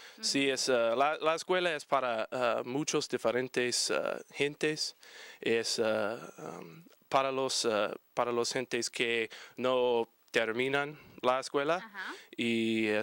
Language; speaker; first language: Spanish; non-native, learner; English